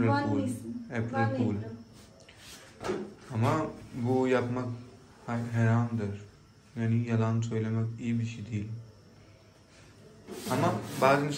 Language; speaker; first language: Turkish; non-native, learner; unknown